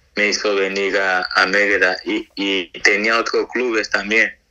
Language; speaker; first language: Spanish; non-native, fluent; Nigerian Pidgin